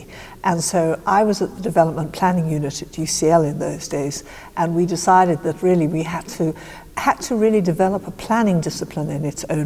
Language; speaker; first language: English; native; English